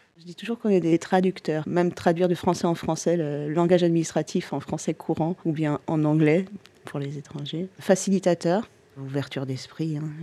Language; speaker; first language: French; native; French